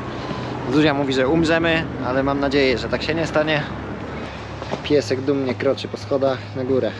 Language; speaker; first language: Polish; native; Polish